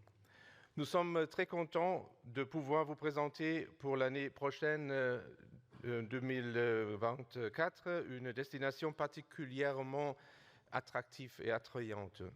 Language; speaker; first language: French; non-native, fluent; German